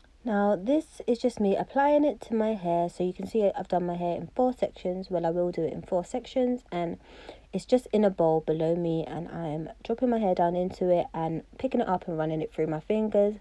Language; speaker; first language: English; native; English